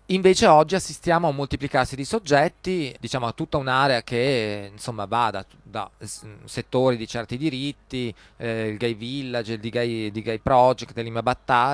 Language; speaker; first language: Italian; native; Italian